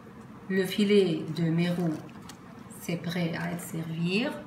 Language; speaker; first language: French; non-native, fluent; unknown